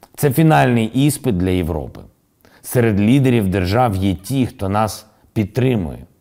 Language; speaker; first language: Ukrainian; non-native, local second language; Russian